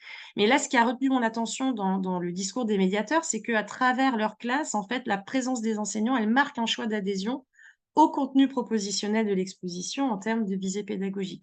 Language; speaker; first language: French; native; French